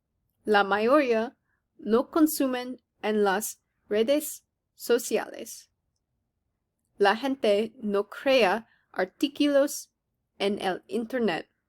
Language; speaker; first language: Spanish; non-native, learner; English